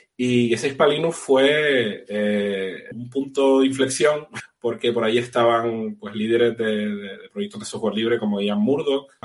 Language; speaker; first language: Spanish; native; Spanish